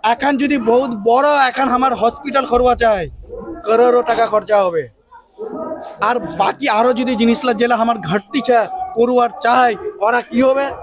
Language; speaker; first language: Bangla; non-native, local second language; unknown